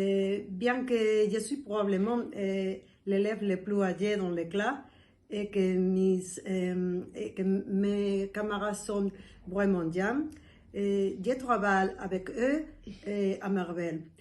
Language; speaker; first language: French; non-native, fluent; Spanish